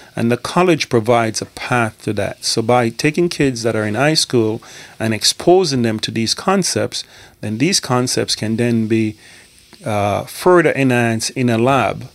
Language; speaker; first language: English; native; English